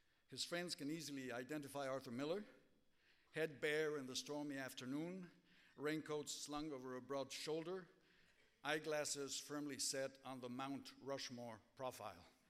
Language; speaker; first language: English; early bilingual, other home language; Spanish